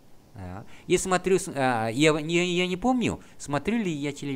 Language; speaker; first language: Russian; non-native, fluent; Vietnamese